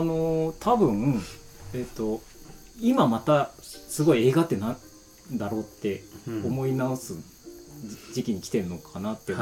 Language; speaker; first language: Japanese; native; Japanese